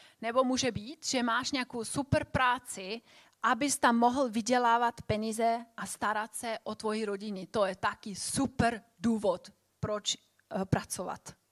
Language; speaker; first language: Czech; non-native, fluent; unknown